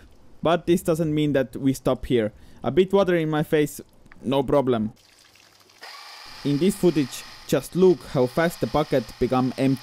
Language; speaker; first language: English; non-native, fluent; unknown